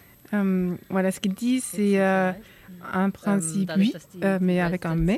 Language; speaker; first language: French; non-native, fluent; German